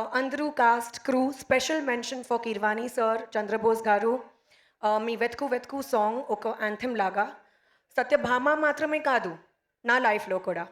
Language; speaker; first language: Telugu; non-native, learner; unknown